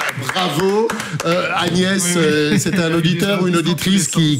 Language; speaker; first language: French; native; French